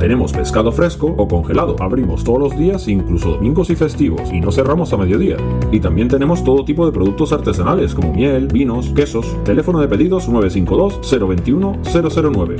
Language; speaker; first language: Spanish; native; Spanish